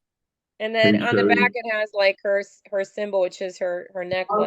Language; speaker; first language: English; native; English